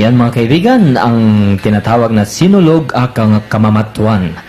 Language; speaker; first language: Filipino; native; Filipino